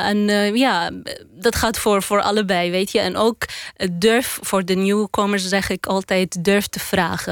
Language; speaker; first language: Dutch; non-native, learner; Arabic